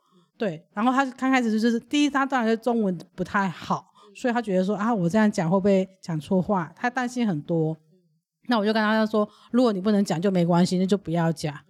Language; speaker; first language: Chinese; early bilingual, other home language; Burmese